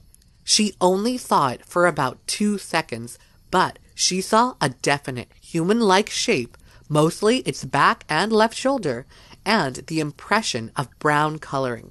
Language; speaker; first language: English; native; English